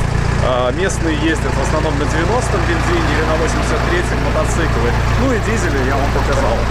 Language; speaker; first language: Russian; native; Russian